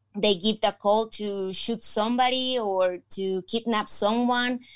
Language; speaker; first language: English; non-native, fluent; Spanish